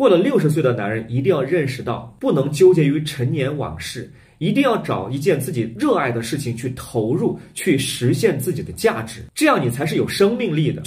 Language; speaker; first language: Chinese; native; Chinese